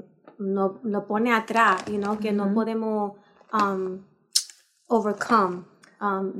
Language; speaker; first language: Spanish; early bilingual, heritage; Spanish